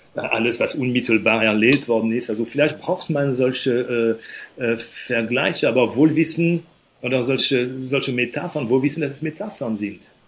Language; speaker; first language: German; non-native, fluent; French